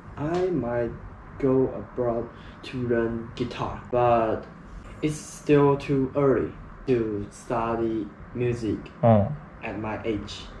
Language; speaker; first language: English; non-native, learner; Chinese